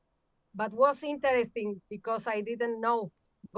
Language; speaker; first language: English; non-native, learner; Spanish